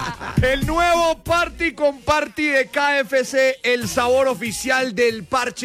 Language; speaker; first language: Spanish; native; Spanish